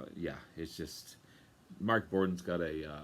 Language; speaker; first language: English; native; English